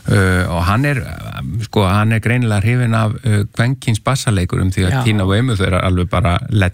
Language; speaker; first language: Icelandic; native; Icelandic